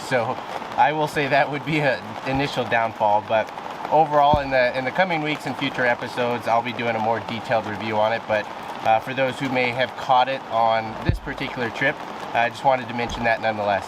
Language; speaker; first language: English; native; English